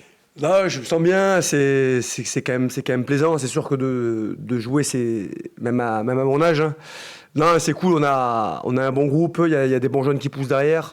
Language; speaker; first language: French; native; French